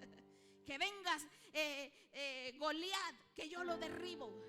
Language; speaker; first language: Spanish; native; Spanish